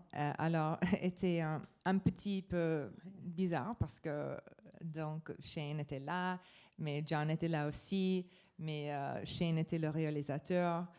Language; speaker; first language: French; non-native, learner; English